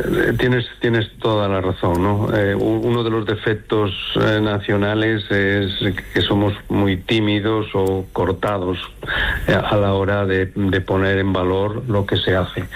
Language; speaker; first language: Spanish; native; Spanish